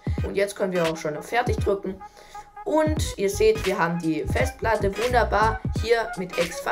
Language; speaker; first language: German; native; German